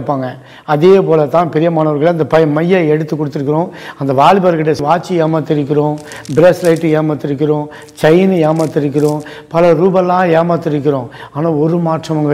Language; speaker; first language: Tamil; native; Tamil